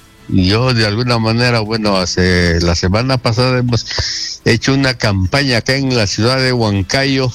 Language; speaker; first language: Spanish; native; Spanish